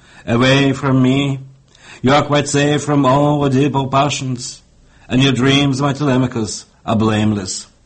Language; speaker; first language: English; non-native, fluent; Russian